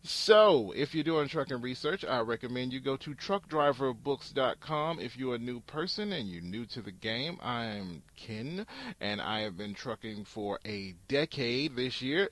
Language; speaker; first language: English; native; English